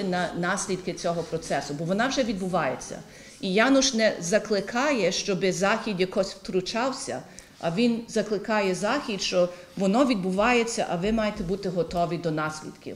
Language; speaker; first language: Ukrainian; early bilingual, heritage; Ukrainian